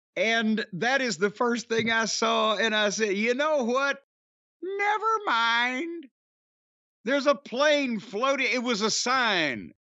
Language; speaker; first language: English; native; English